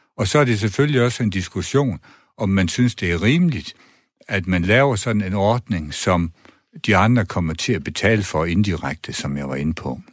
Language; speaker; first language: Danish; native; Danish